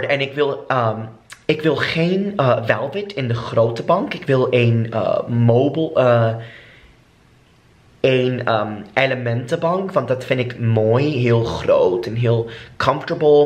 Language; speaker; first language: Dutch; non-native, fluent; English